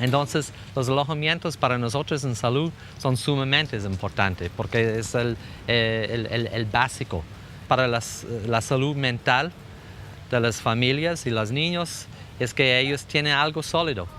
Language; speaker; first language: Spanish; non-native, fluent; English